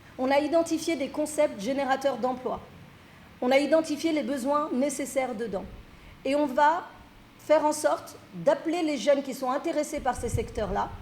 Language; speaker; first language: French; early bilingual, other home language; Fula